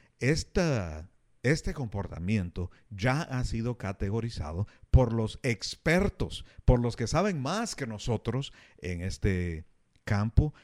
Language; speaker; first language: Spanish; native; Spanish